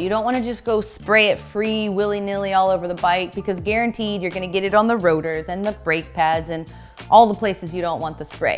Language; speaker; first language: English; native; English